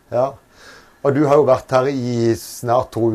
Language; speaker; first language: Norwegian; native; Norwegian